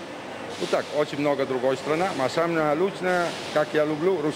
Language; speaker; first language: Russian; non-native, learner; Italian